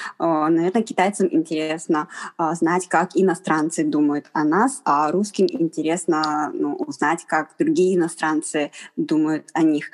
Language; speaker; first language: Russian; non-native, fluent; Chinese